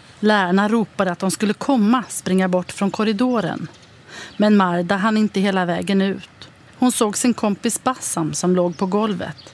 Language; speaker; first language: Swedish; native; Swedish